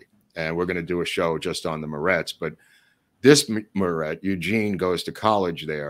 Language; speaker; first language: English; native; English